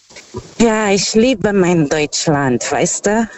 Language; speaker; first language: German; non-native, learner; Portuguese